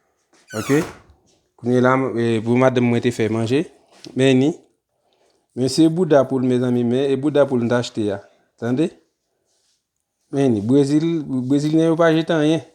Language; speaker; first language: French; non-native, learner; Haitian Creole